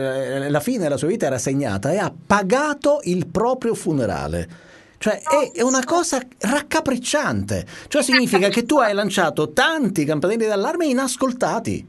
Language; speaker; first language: Italian; native; Italian